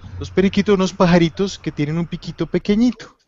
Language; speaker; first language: Spanish; native; Spanish